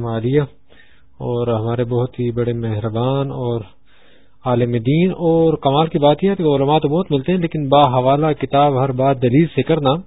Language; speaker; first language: Urdu; non-native, local second language; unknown